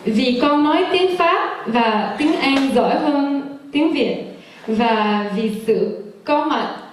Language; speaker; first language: Vietnamese; early bilingual, heritage; Vietnamese